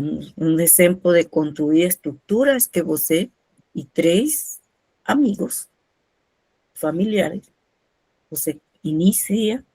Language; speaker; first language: Portuguese; non-native, fluent; Spanish